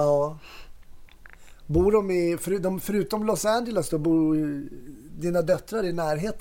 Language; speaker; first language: Swedish; native; Swedish